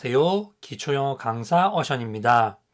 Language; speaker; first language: Korean; native; Korean